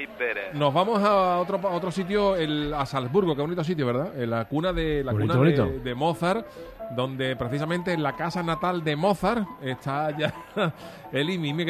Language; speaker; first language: Spanish; native; Spanish